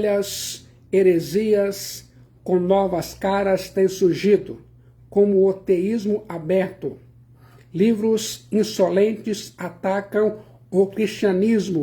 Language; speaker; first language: Portuguese; native; Portuguese